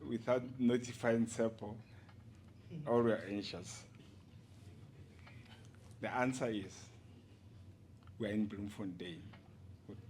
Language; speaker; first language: English; non-native, local second language; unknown